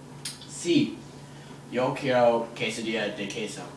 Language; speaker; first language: Spanish; non-native, learner; English